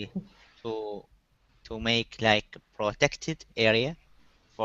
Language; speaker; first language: English; non-native, learner; Arabic